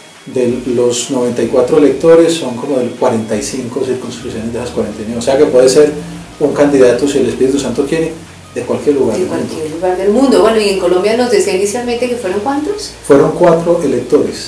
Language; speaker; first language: Spanish; native; Spanish